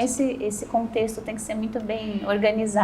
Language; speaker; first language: Portuguese; native; Portuguese